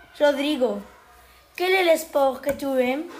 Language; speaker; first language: French; non-native, learner; Spanish